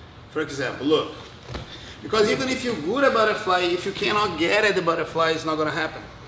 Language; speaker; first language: English; non-native, fluent; Portuguese